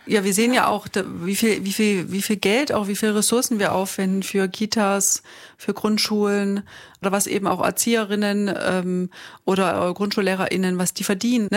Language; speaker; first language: German; native; German